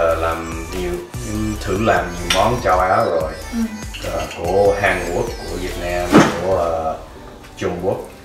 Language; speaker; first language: Vietnamese; early bilingual, other home language; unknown